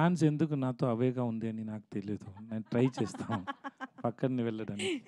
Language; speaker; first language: Telugu; non-native, learner; Tamil